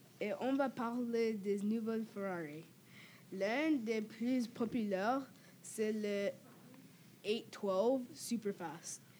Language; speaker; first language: French; non-native, learner; English